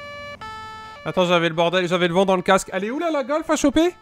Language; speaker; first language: French; native; French